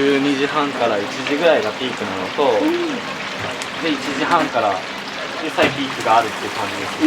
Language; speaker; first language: Japanese; native; Japanese